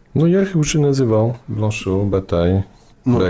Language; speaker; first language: Russian; non-native, fluent; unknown